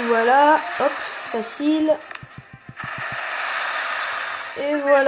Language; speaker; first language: French; native; French